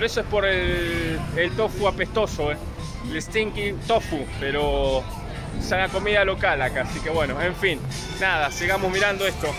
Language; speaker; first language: Spanish; native; Spanish